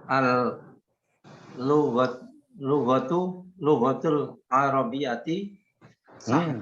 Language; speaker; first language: Arabic; non-native, learner; Indonesian